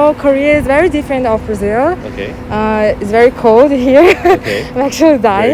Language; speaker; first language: English; non-native, learner; Portuguese